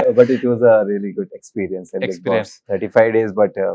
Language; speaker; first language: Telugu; non-native, learner; Hindi